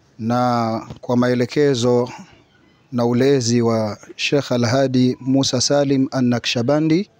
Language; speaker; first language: Swahili; native; Swahili